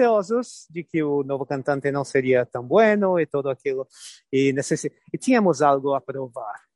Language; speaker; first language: Portuguese; non-native, fluent; English